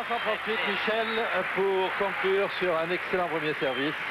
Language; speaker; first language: French; native; French